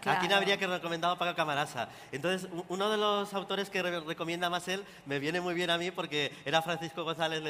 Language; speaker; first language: Spanish; native; Spanish